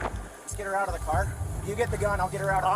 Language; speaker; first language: English; native; English